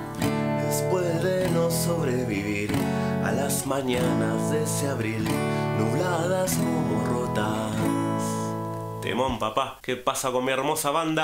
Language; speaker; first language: Spanish; native; Spanish